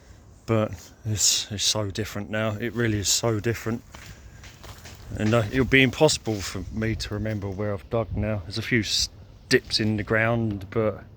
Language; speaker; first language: English; native; English